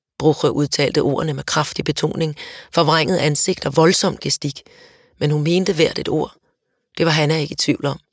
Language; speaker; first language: Danish; native; Danish